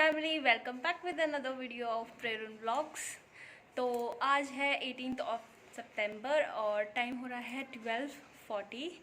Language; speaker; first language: Hindi; native; Hindi